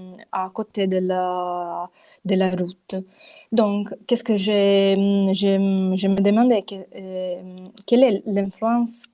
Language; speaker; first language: French; non-native, fluent; Italian